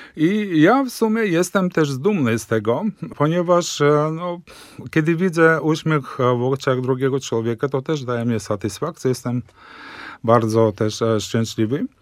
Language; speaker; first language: Polish; early bilingual, heritage; Polish